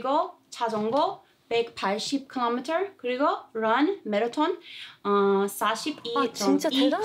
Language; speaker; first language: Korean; non-native, learner; English